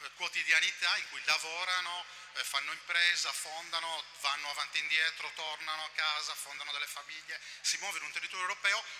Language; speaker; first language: Italian; native; Italian